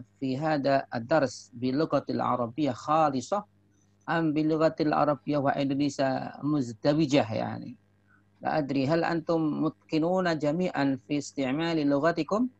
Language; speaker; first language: Arabic; non-native, fluent; Indonesian